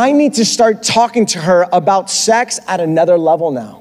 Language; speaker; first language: English; early bilingual, other home language; Spanish